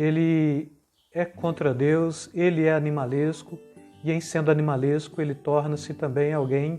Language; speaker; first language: Portuguese; native; Portuguese